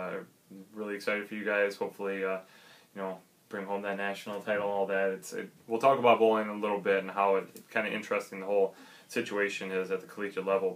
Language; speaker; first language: English; native; English